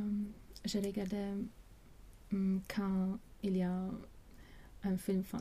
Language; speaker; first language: French; non-native, learner; Latvian